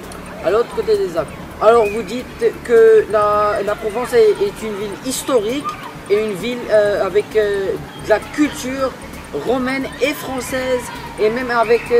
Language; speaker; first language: French; non-native, learner; English